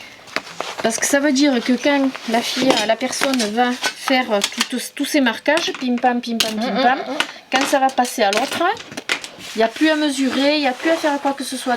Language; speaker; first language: French; native; French